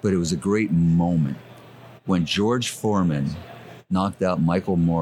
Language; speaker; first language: English; native; English